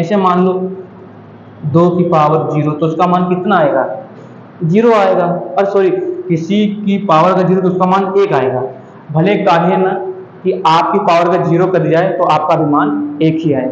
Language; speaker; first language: Hindi; native; Hindi